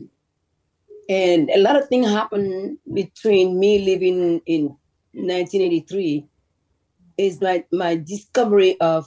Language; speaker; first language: English; non-native, fluent; Yoruba